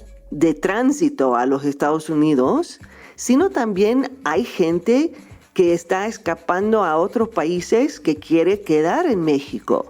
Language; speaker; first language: Spanish; non-native, fluent; English